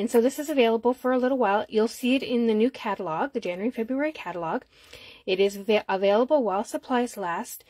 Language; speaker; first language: English; native; English